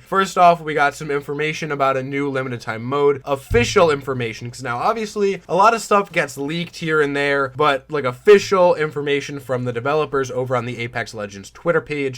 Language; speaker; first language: English; native; English